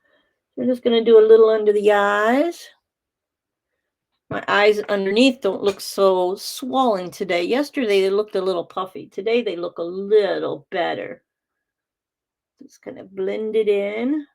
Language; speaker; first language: English; native; English